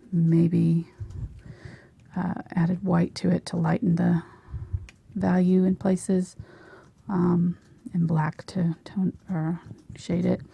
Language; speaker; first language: English; native; English